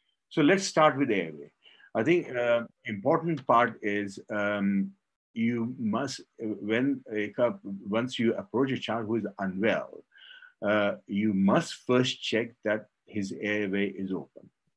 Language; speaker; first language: English; non-native, local second language; Marathi